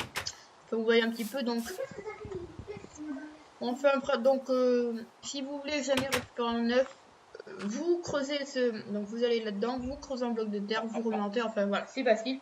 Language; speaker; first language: French; native; French